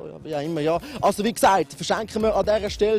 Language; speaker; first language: German; native; German